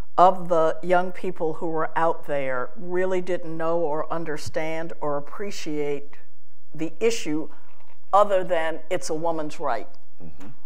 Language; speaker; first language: English; native; English